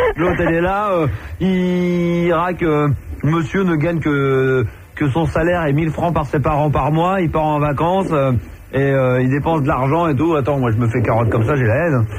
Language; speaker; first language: French; native; French